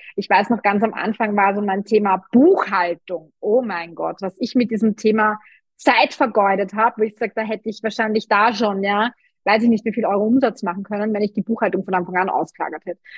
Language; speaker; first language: German; native; German